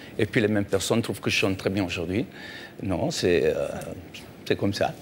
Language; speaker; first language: French; early bilingual, other home language; Italian